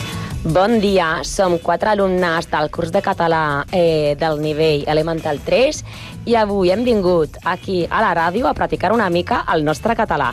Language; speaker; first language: Catalan; non-native, learner; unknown